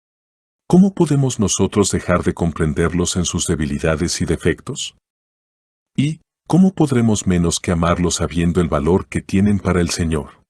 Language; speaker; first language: Spanish; native; Spanish